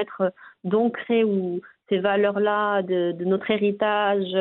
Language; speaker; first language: French; non-native, local second language; Arabic